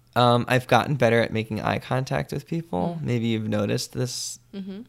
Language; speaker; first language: English; native; English